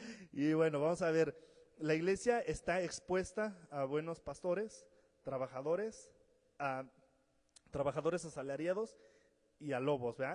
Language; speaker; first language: Spanish; native; Spanish